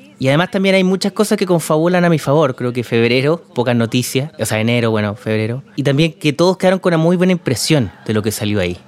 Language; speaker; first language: Spanish; native; Spanish